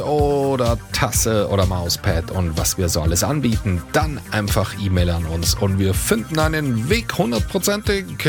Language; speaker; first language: German; native; German